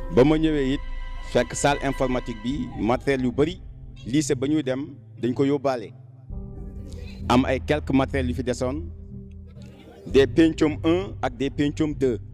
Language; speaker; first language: Wolof; non-native, local second language; Fula